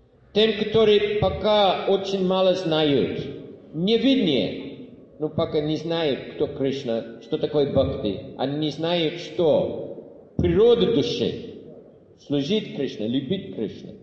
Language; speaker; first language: Russian; non-native, fluent; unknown